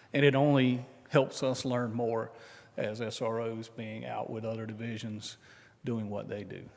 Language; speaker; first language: English; native; English